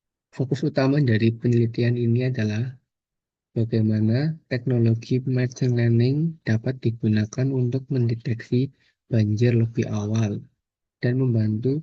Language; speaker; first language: Indonesian; native; Indonesian